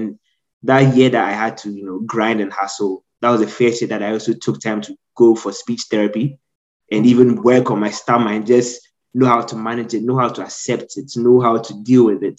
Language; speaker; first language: English; non-native, local second language; Akan